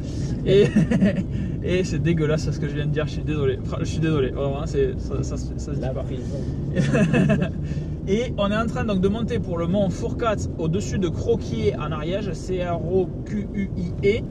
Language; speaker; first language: French; native; French